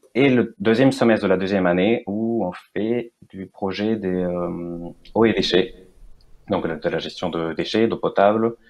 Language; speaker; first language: French; non-native, fluent; Spanish